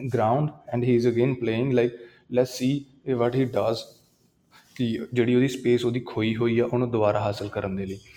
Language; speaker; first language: Punjabi; native; Punjabi